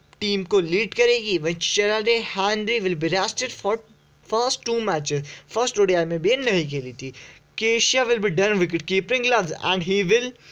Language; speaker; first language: Hindi; native; Hindi